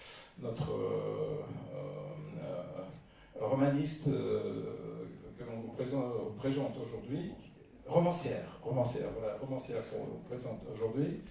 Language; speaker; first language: French; non-native, fluent; Russian